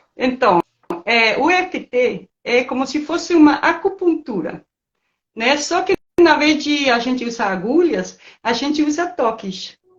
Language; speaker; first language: Portuguese; non-native, fluent; Spanish